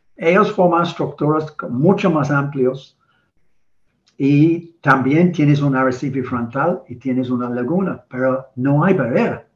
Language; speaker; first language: Spanish; non-native, learner; English